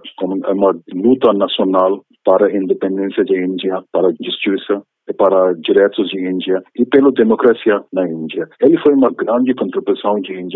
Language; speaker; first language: Portuguese; non-native, fluent; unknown